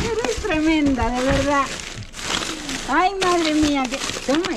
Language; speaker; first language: Spanish; native; Spanish